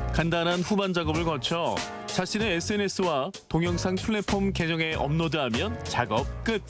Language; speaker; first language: Korean; native; Korean